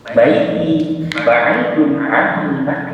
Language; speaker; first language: Arabic; non-native, learner; Indonesian